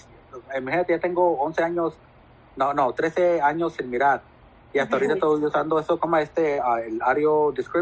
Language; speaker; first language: Spanish; native; Spanish